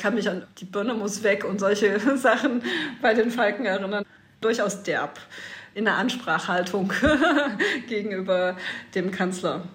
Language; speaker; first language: German; native; German